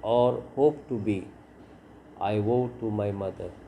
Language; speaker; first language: Hindi; non-native, local second language; Kannada